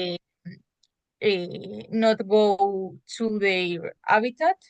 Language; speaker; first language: English; non-native, learner; Spanish